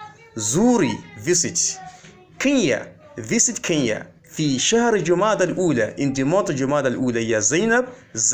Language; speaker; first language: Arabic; non-native, fluent; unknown